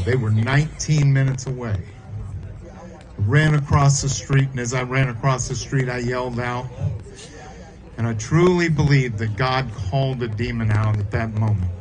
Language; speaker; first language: English; native; English